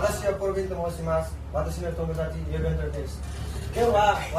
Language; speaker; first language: Japanese; non-native, learner; Nepali